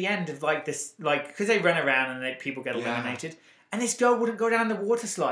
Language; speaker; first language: English; native; English